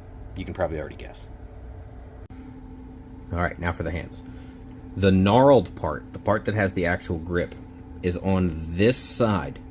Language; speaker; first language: English; native; English